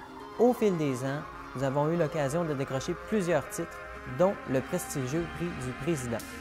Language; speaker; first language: French; native; French